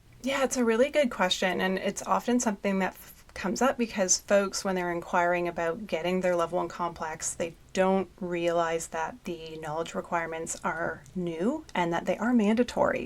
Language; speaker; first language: English; native; English